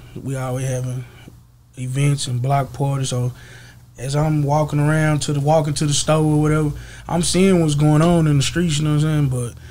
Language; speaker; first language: English; native; English